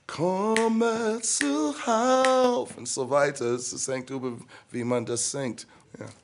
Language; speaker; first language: German; non-native, fluent; English